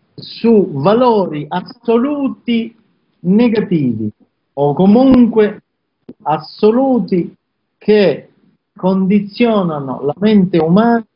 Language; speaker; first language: Italian; native; Italian